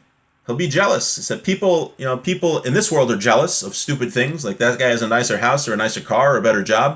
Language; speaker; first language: English; native; English